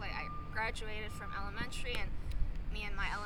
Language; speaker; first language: English; native; English